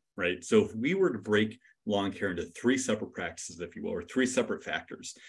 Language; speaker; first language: English; native; English